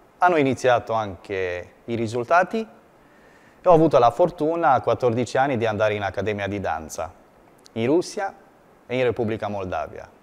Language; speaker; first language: Italian; non-native, fluent; Romanian